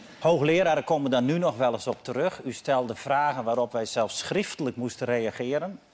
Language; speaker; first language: Dutch; native; Dutch